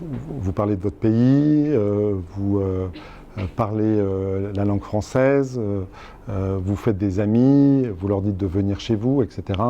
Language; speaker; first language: French; native; French